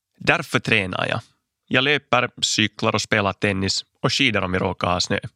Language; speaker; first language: Swedish; native; Swedish